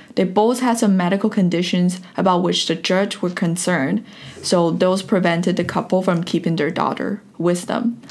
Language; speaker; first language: English; non-native, fluent; Chinese